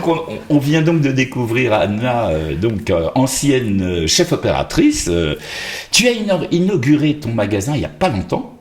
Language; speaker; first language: French; native; French